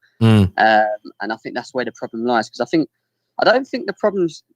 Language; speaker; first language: English; native; English